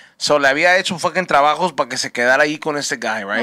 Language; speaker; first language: Spanish; early bilingual, heritage; Spanish